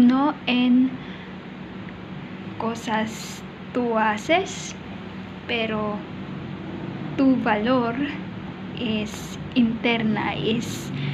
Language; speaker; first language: Spanish; non-native, learner; Filipino